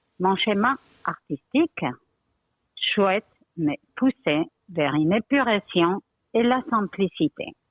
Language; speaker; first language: French; non-native, fluent; Spanish